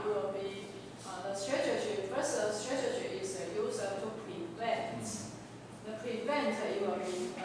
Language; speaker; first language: English; non-native, learner; Chinese